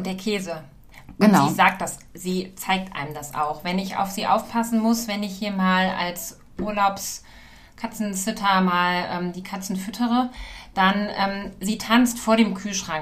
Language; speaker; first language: German; native; German